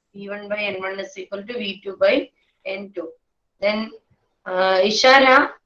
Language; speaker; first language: English; non-native, local second language; Malayalam